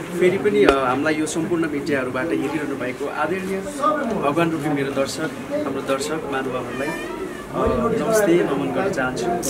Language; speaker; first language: Nepali; native; Nepali